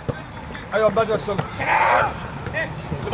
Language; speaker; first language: Arabic; native; Arabic